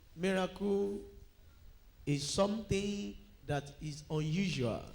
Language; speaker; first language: English; non-native, local second language; Yoruba